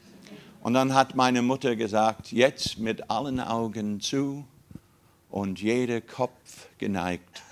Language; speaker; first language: German; non-native, fluent; English